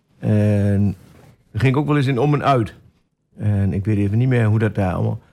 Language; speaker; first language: Dutch; native; Dutch